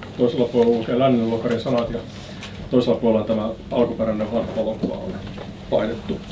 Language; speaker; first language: Finnish; native; Finnish